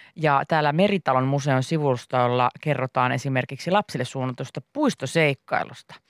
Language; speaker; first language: Finnish; native; Finnish